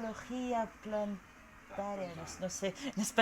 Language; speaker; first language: Spanish; non-native, learner; French